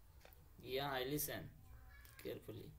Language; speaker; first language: English; non-native, learner; Hindi